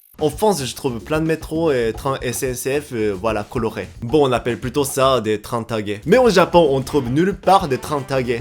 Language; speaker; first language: French; non-native, fluent; Japanese